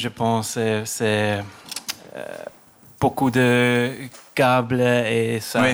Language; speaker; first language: French; non-native, learner; German